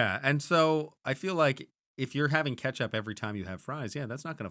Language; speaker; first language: English; native; English